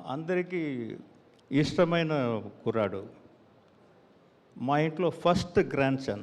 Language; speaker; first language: Telugu; non-native, learner; Tamil